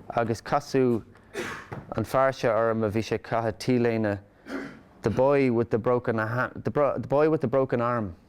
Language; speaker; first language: Irish; native; Irish